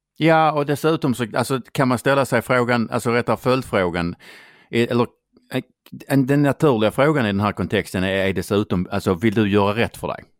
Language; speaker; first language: Swedish; native; Swedish